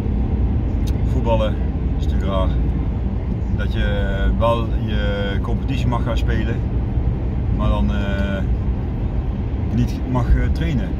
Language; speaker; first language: Dutch; native; Dutch